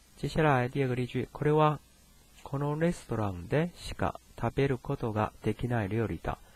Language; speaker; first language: Japanese; non-native, fluent; Chinese